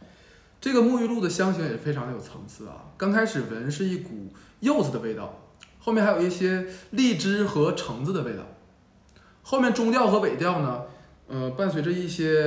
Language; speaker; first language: Chinese; native; Chinese